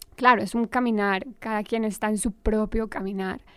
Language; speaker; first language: Spanish; native; Spanish